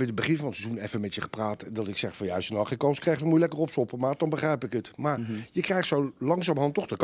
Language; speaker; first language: Dutch; native; Dutch